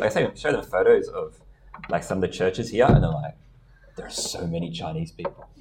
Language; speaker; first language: English; native; English